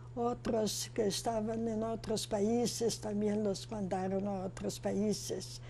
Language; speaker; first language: Spanish; non-native, fluent; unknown